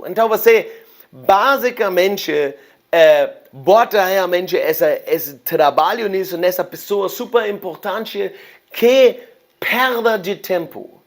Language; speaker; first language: Portuguese; non-native, fluent; German